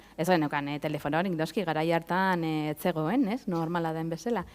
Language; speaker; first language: Basque; native; Basque